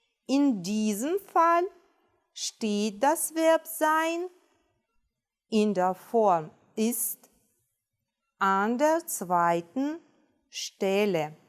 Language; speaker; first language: German; non-native, fluent; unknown